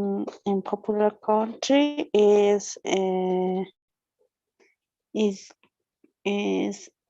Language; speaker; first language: English; non-native, learner; Spanish